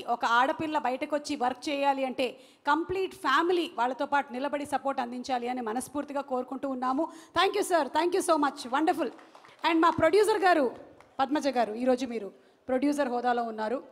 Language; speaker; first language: Telugu; native; Telugu